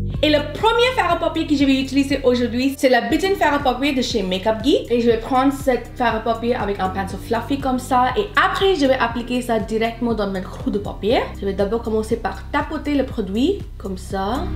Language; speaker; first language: French; non-native, fluent; Hindi